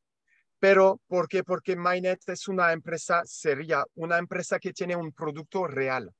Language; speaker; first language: Spanish; non-native, learner; French